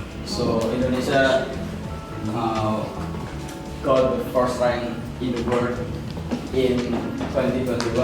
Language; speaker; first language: English; non-native, learner; Indonesian